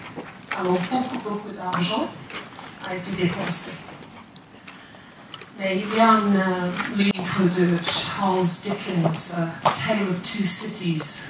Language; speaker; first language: French; non-native, fluent; English